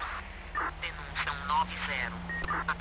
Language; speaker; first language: Portuguese; native; Portuguese